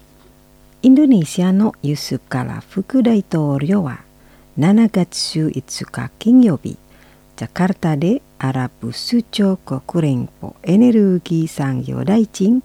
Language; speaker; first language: Japanese; non-native, fluent; Indonesian